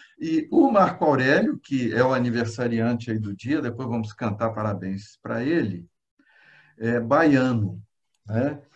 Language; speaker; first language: Portuguese; native; Portuguese